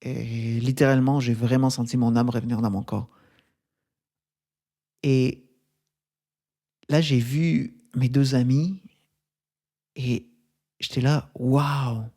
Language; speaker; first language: French; native; French